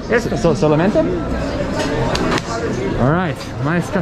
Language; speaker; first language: Spanish; non-native, learner; English